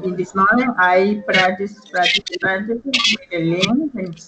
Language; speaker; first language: English; non-native, learner; Spanish